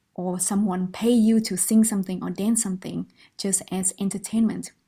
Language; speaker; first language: English; non-native, fluent; Vietnamese